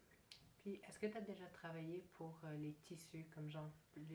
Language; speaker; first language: French; native; French